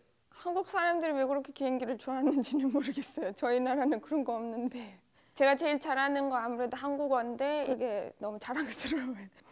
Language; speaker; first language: Korean; non-native, fluent; Turkish